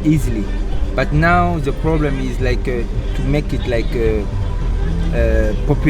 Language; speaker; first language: English; non-native, learner; Sango